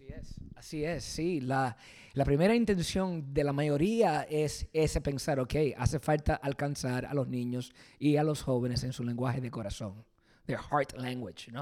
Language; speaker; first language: Spanish; early bilingual, heritage; Spanish